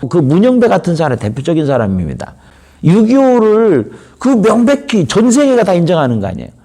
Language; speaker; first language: Korean; native; Korean